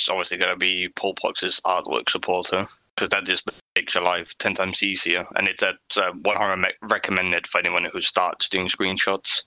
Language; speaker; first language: English; non-native, fluent; Danish